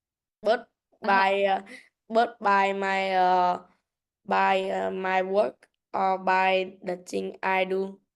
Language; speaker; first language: English; non-native, learner; Vietnamese